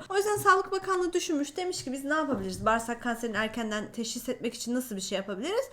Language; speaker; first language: Turkish; native; Turkish